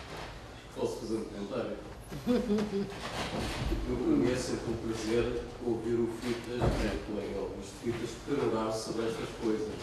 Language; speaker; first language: Portuguese; native; Portuguese